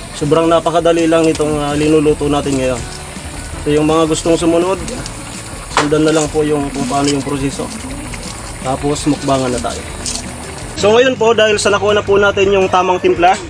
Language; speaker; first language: Filipino; non-native, local second language; Bikol